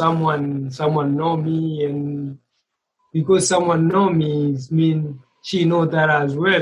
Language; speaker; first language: English; non-native, local second language; Swahili